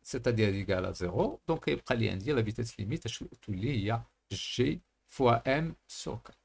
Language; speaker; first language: French; non-native, local second language; Arabic